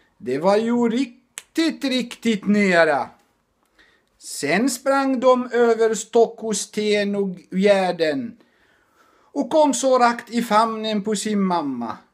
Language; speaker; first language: Swedish; non-native, fluent; Arabic